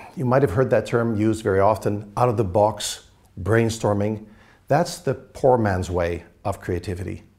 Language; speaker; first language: English; native; English